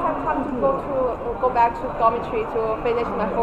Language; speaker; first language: English; non-native, learner; Chinese